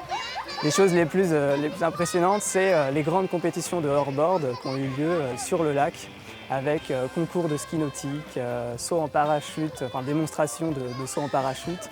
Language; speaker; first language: French; native; French